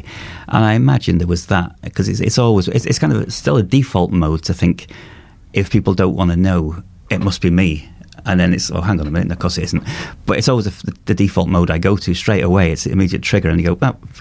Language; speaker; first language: English; native; English